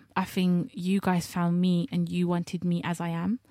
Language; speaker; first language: English; native; English